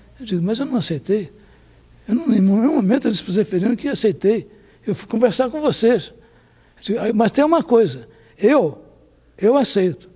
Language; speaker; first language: Portuguese; native; Portuguese